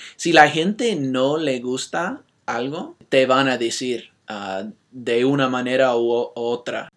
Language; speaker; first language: Spanish; non-native, fluent; English